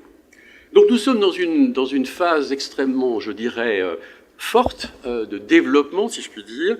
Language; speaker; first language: French; native; French